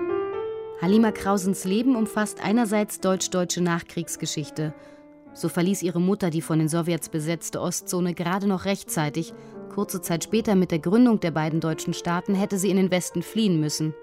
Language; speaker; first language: German; native; German